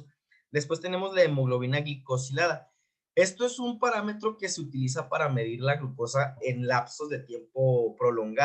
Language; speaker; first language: Spanish; native; Spanish